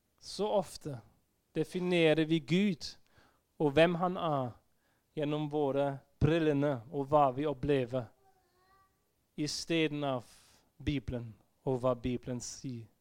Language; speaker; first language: Norwegian; non-native, fluent; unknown